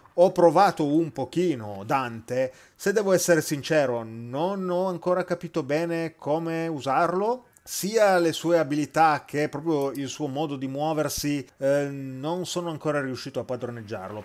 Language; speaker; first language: Italian; native; Italian